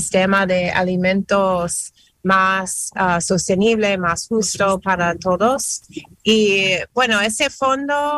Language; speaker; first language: Spanish; non-native, fluent; English